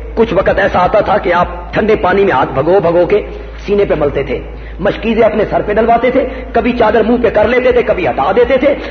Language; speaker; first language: Urdu; non-native, local second language; Punjabi